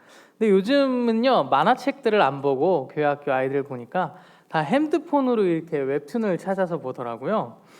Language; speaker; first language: Korean; native; Korean